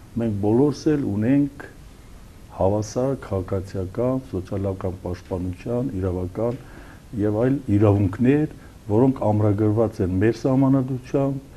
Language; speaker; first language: Armenian; non-native, local second language; Kurdish